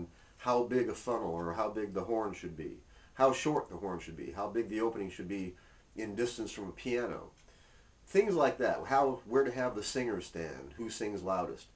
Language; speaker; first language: English; native; English